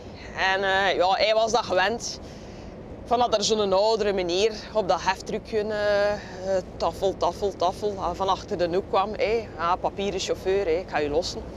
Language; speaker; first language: Dutch; native; Dutch